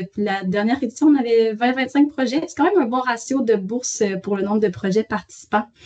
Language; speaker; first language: French; native; French